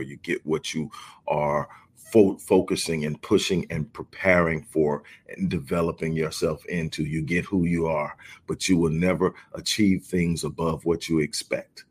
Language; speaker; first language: English; native; English